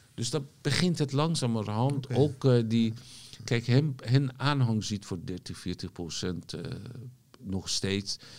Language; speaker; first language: Dutch; non-native, fluent; Persian